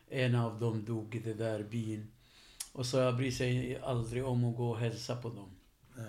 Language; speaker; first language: Swedish; non-native, fluent; Arabic